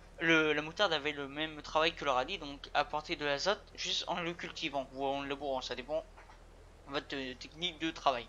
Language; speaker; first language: French; native; French